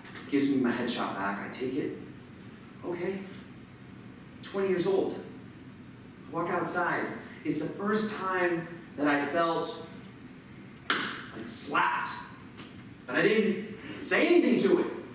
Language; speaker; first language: English; early bilingual, other home language; Spanish